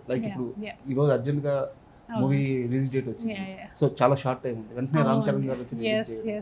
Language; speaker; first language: Telugu; native; Telugu